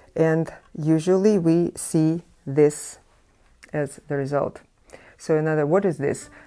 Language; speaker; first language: English; non-native, fluent; Russian